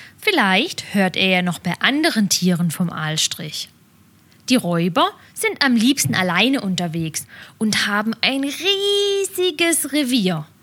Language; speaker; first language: German; native; German